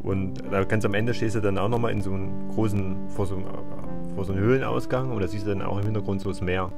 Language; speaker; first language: German; native; German